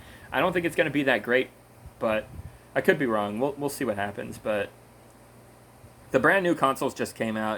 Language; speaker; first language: English; native; English